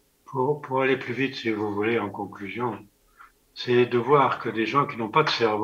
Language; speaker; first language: French; native; French